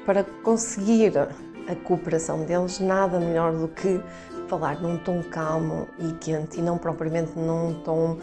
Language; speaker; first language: Portuguese; native; Portuguese